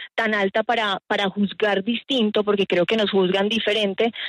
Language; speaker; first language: Spanish; native; Spanish